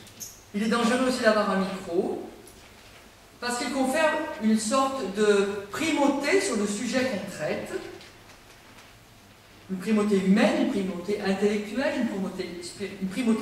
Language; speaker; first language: French; native; French